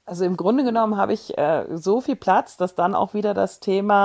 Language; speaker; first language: German; native; German